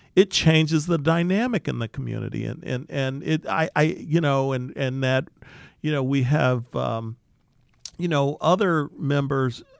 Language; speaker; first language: English; native; English